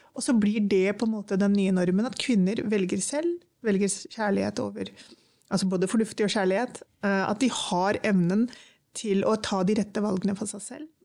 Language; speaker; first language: Norwegian; early bilingual, other home language; Urdu